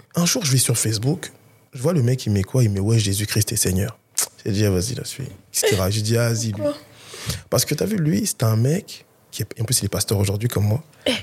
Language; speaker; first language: French; early bilingual, other home language; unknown